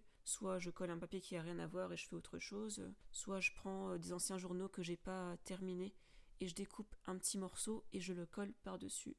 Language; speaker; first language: French; native; French